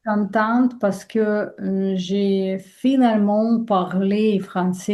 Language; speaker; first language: French; non-native, learner; Russian